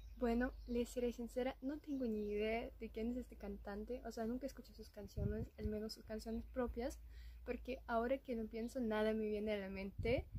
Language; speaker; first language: Spanish; non-native, fluent; Russian